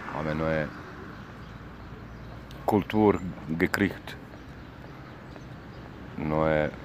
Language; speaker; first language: German; non-native, learner; Bosnian